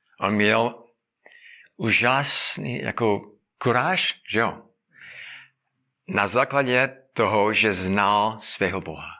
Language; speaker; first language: Czech; non-native, fluent; English